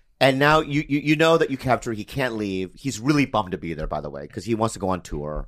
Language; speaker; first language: English; native; English